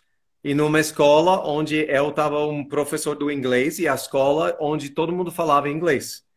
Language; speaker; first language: Portuguese; non-native, fluent; English